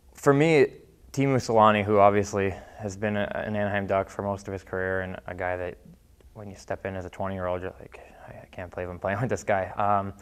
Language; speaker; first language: English; native; English